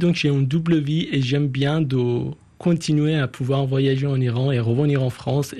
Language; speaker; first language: French; non-native, fluent; Persian